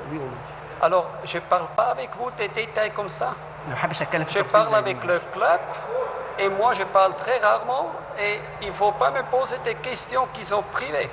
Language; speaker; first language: French; non-native, fluent; German